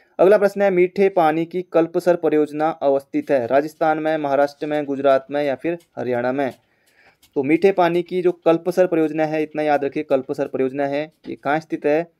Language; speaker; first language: Hindi; native; Hindi